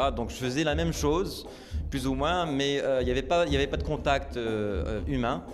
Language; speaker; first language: French; non-native, local second language; Arabic